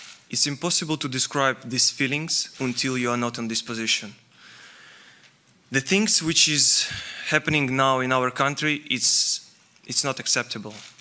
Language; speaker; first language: English; non-native, fluent; Ukrainian